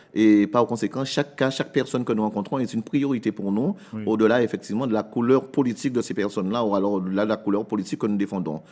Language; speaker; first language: French; native; French